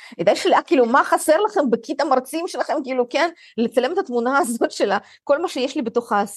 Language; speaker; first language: Hebrew; early bilingual, other home language; Russian